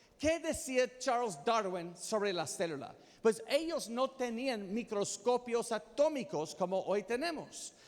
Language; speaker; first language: Spanish; non-native, fluent; English